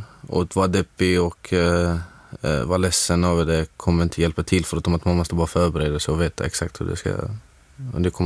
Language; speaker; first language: Swedish; non-native, fluent; Arabic